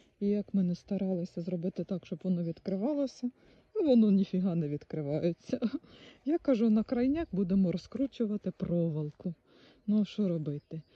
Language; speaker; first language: Ukrainian; native; Ukrainian